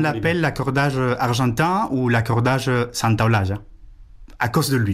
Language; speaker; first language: French; non-native, fluent; Spanish